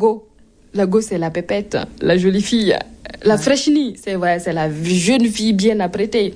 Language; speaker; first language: French; non-native, local second language; Mossi